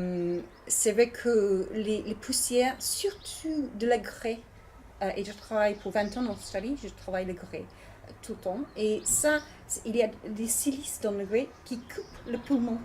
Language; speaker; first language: French; non-native, learner; English